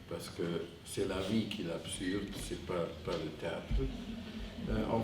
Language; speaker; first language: French; non-native, fluent; Hungarian